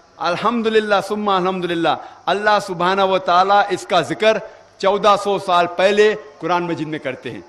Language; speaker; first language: Urdu; non-native, local second language; Konkani